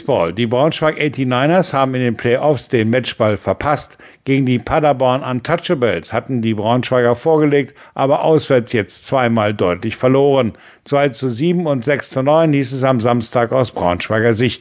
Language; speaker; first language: German; native; German